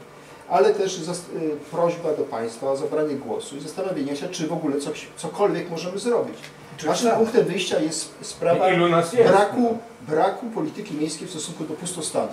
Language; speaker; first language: Polish; native; Polish